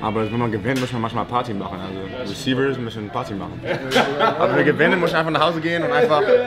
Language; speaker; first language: German; early bilingual, heritage; German